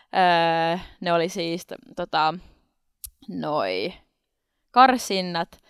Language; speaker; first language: Finnish; non-native, local second language; Swedish